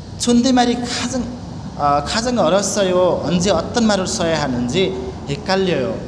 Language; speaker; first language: Korean; non-native, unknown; Nepali